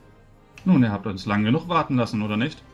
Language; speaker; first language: German; native; German